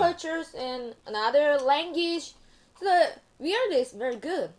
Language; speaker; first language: English; non-native, learner; Korean